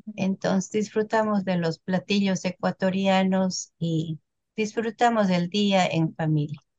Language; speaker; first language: Spanish; native; Spanish